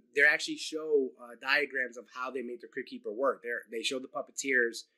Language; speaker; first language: English; native; English